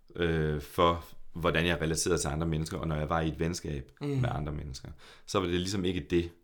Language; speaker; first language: Danish; native; Danish